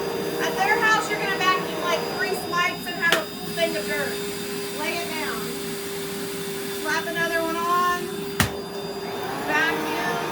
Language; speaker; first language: English; native; English